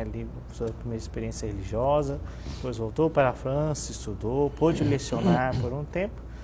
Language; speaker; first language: Portuguese; native; Portuguese